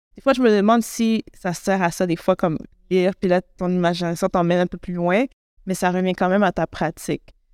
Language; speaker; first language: French; native; French